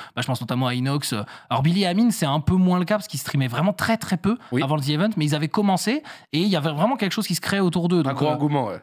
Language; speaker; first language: French; native; French